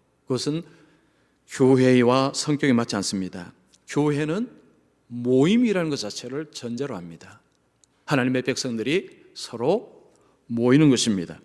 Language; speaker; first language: Korean; native; Korean